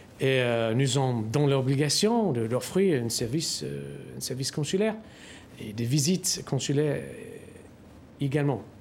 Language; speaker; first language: French; non-native, fluent; English